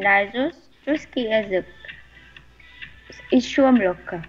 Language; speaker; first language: Russian; non-native, learner; Vietnamese